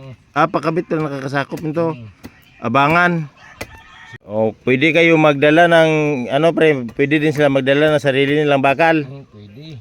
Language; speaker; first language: Filipino; non-native, local second language; Cebuano